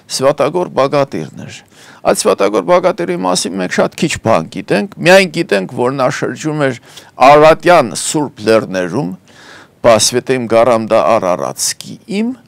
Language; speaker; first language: Armenian; native; Armenian